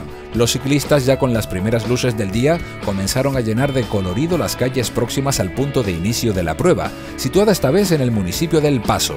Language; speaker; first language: Spanish; native; Spanish